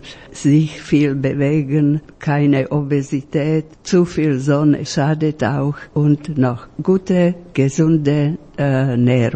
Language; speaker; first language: German; non-native, fluent; Slovak